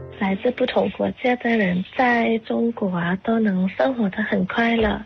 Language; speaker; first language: Chinese; non-native, fluent; Thai